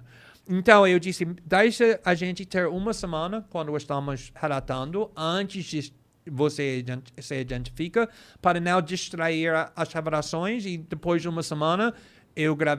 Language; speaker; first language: Portuguese; non-native, fluent; English